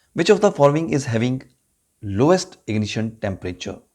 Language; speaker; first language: English; non-native, local second language; Punjabi